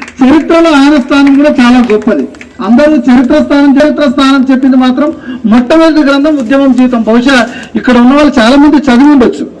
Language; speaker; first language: Telugu; native; Telugu